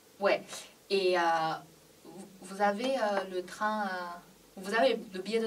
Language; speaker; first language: French; non-native, learner; Chinese